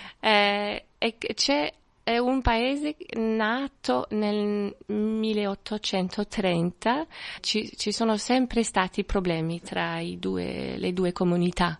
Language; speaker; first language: Italian; non-native, fluent; French